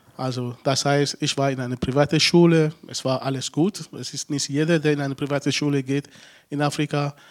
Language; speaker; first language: German; non-native, fluent; Ewe